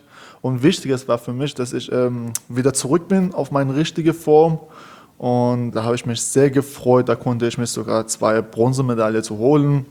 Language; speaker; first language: German; non-native, learner; Persian